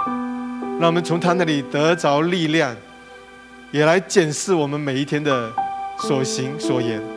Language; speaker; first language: Chinese; native; Chinese